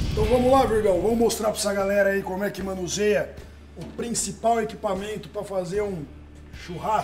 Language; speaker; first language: Portuguese; native; Portuguese